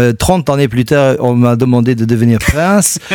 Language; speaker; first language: French; non-native, local second language; Luxembourgish